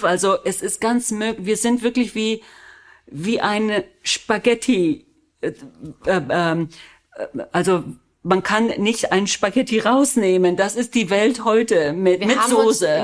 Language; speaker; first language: German; early bilingual, other home language; Spanish